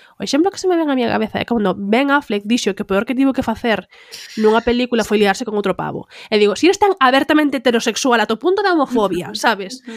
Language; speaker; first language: Galician; non-native, local second language; Spanish